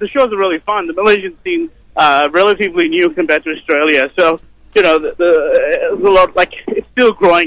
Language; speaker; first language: English; non-native, local second language; Sinhala